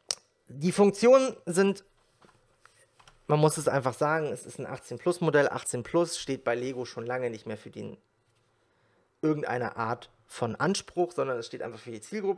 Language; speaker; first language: German; native; German